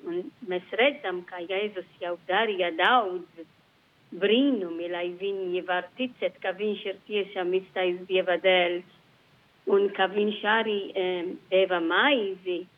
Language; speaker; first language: Latvian; non-native, learner; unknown